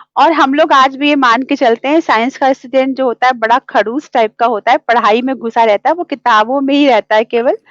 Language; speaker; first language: Hindi; native; Hindi